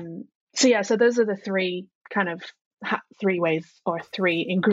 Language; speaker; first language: English; non-native, local second language; Cantonese